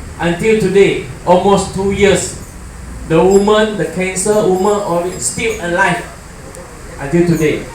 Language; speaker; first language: English; non-native, learner; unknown